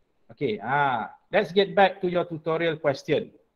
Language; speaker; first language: English; non-native, local second language; Malay